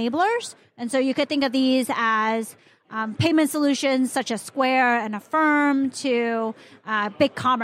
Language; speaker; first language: English; non-native, local second language; Cantonese